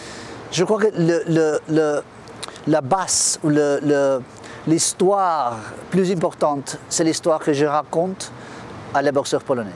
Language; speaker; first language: French; non-native, fluent; Spanish